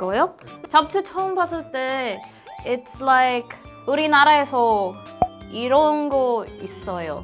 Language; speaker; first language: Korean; non-native, learner; Filipino